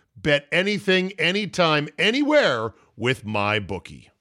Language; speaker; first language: English; native; English